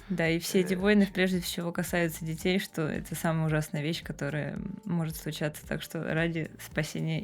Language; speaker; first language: Russian; native; Russian